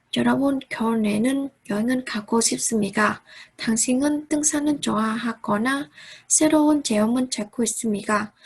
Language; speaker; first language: Korean; non-native, learner; Vietnamese